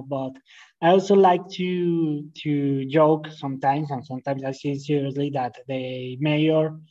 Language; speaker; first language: English; non-native, fluent; Spanish